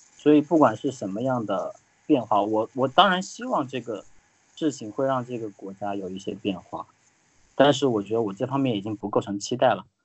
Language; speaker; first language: Chinese; native; Chinese